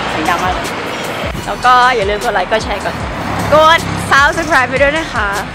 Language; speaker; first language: Thai; native; Thai